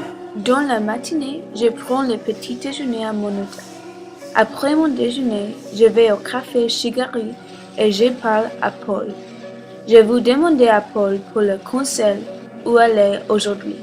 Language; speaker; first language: French; non-native, learner; English